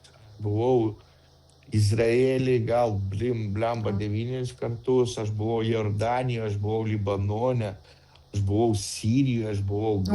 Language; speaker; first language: Lithuanian; non-native, local second language; Russian